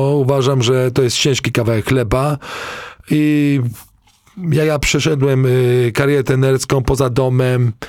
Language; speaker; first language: Polish; native; Polish